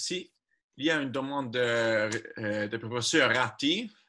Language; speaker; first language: French; non-native, learner; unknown